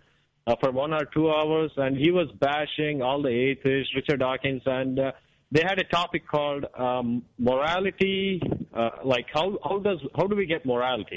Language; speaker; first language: English; non-native, local second language; Kannada